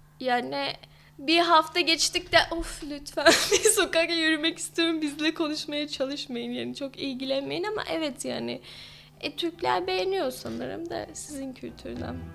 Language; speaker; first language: Turkish; non-native, fluent; English